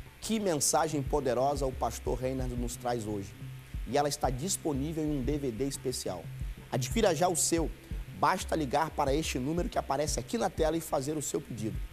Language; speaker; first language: Portuguese; native; Portuguese